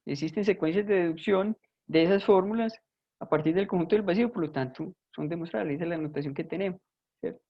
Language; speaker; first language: Spanish; native; Spanish